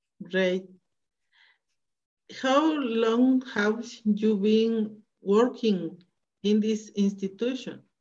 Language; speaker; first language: English; non-native, learner; Spanish